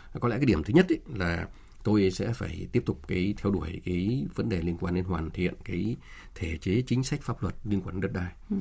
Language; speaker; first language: Vietnamese; native; Vietnamese